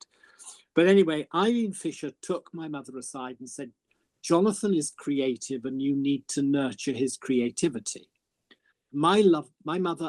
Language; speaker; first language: English; native; English